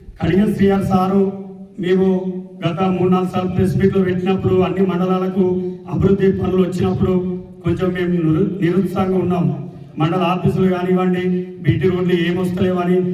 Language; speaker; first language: Telugu; native; Telugu